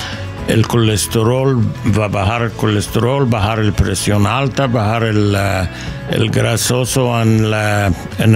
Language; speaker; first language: Spanish; non-native, learner; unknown